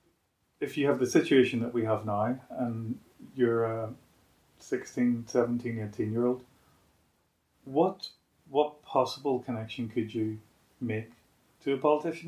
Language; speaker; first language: English; native; English